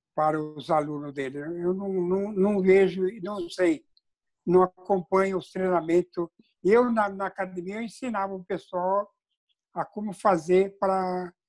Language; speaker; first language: Portuguese; native; Portuguese